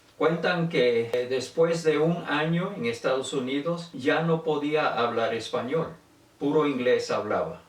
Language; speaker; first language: Spanish; native; Spanish